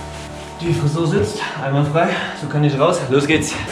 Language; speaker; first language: German; native; German